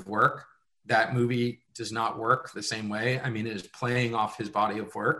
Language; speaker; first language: English; native; English